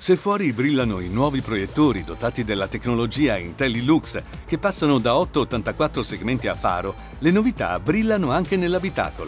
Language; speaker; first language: Italian; native; Italian